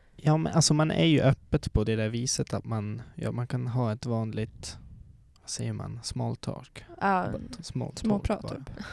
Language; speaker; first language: Swedish; non-native, fluent; Swiss German